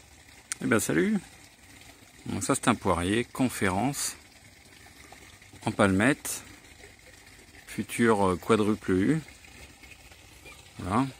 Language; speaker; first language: French; native; French